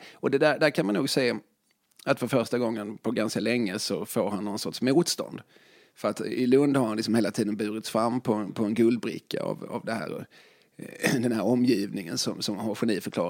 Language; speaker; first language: Swedish; native; Swedish